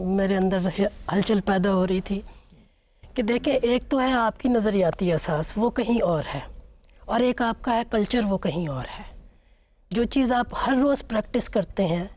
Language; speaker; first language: Urdu; native; Urdu